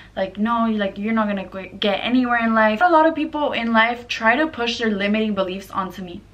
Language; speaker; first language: English; native; English